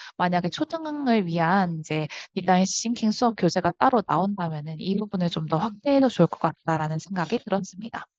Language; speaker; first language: Korean; native; Korean